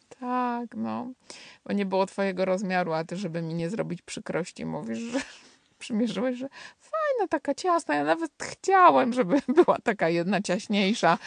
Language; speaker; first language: Polish; native; Polish